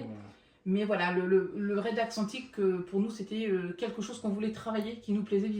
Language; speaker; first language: French; native; French